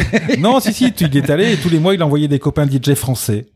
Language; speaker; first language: French; native; French